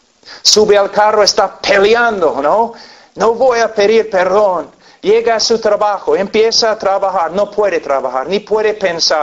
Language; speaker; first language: Spanish; non-native, fluent; English